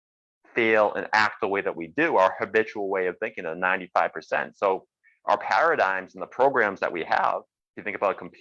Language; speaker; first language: English; native; English